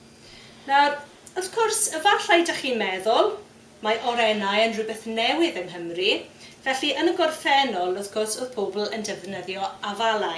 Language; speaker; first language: Welsh; non-native, fluent; English